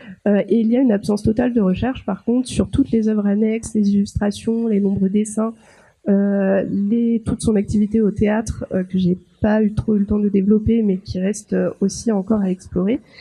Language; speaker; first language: French; native; French